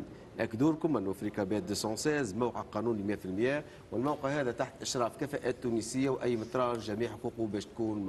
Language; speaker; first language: Arabic; native; Arabic